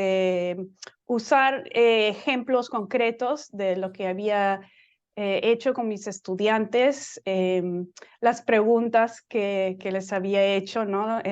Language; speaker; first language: Spanish; non-native, fluent; English